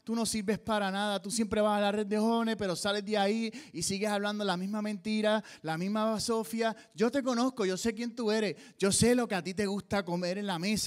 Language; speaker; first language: Spanish; native; Spanish